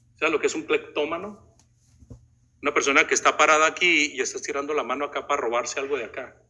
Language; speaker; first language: Spanish; native; Spanish